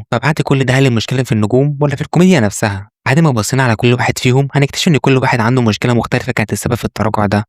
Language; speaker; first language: Arabic; native; Arabic